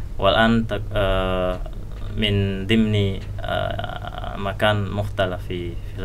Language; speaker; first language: Arabic; non-native, learner; Indonesian